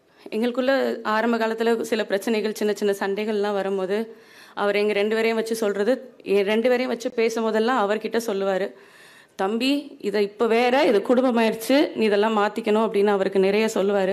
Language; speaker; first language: Tamil; native; Tamil